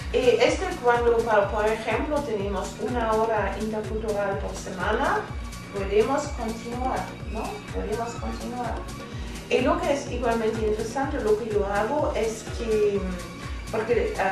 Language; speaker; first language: Spanish; non-native, fluent; German